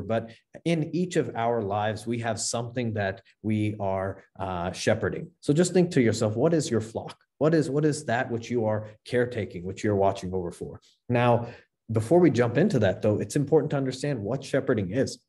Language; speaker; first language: English; native; English